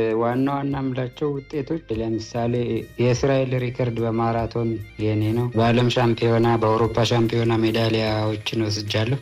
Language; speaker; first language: Amharic; early bilingual, heritage; Amharic